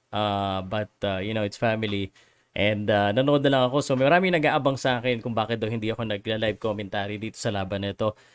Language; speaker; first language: Filipino; native; Filipino